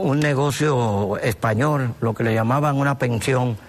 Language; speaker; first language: Spanish; native; Spanish